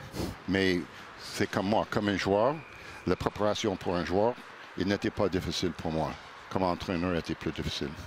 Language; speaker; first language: French; non-native, fluent; English